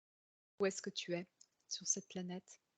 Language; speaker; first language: French; native; French